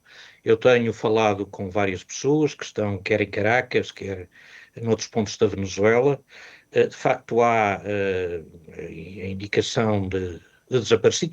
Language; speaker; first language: Portuguese; native; Portuguese